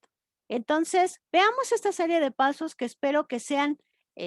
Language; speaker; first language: Spanish; native; Spanish